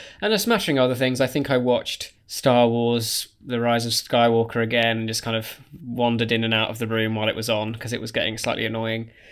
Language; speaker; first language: English; native; English